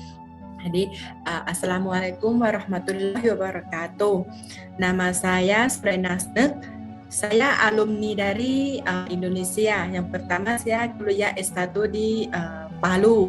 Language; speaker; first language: Indonesian; non-native, fluent; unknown